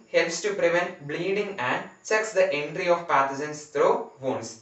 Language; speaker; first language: English; non-native, local second language; Malayalam